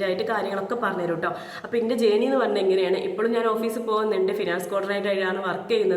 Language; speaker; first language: Malayalam; native; Malayalam